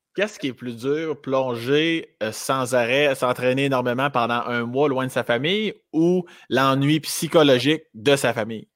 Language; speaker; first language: French; native; French